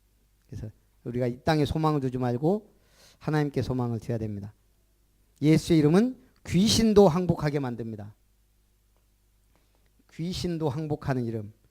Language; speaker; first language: Korean; native; Korean